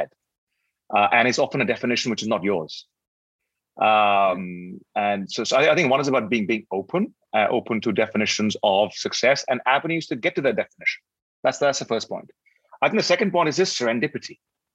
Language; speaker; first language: English; non-native, local second language; Hindi